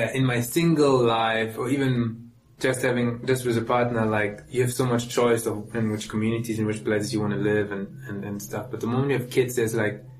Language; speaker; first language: English; native; English